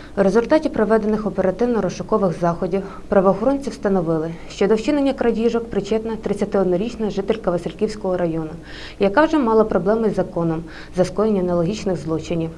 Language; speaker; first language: Ukrainian; native; Ukrainian